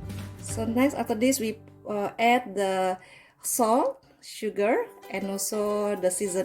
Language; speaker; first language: English; non-native, learner; Indonesian